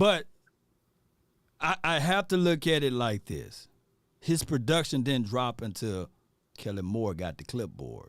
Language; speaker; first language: English; native; English